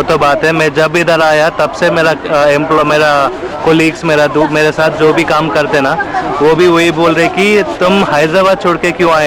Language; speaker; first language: Hindi; non-native, local second language; Telugu